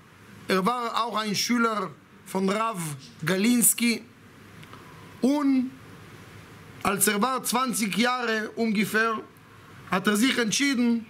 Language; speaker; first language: German; non-native, fluent; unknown